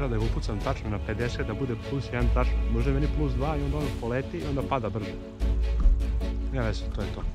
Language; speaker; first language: Serbian; native; Serbian